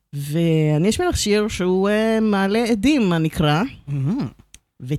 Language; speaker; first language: Hebrew; native; Hebrew